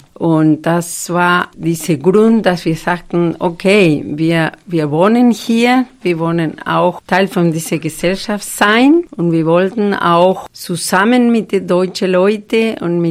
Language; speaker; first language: German; non-native, fluent; Spanish